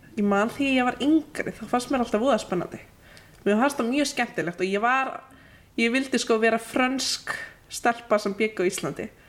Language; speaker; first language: Icelandic; native; Icelandic